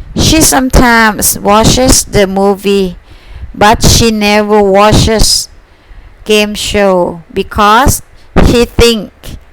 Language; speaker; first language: English; non-native, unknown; Thai